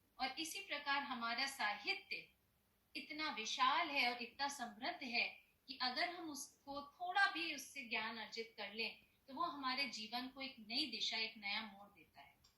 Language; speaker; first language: Hindi; native; Hindi